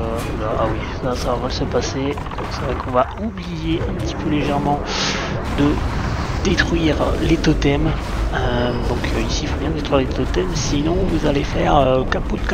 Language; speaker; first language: French; native; French